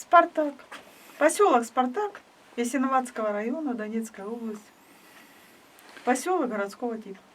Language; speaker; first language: Russian; native; Russian